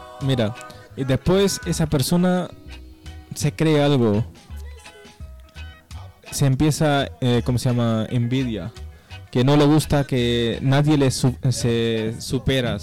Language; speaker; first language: Spanish; non-native, learner; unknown